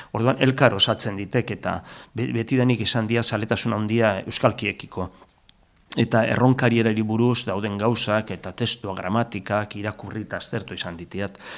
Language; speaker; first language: Basque; native; Basque